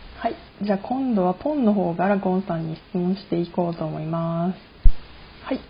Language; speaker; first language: Japanese; native; Japanese